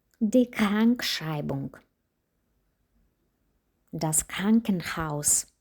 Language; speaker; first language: German; non-native, fluent; Ukrainian